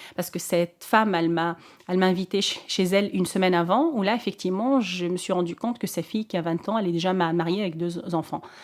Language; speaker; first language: French; non-native, local second language; Arabic